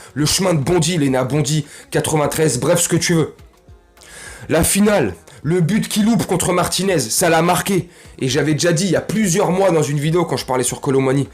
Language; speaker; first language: French; native; French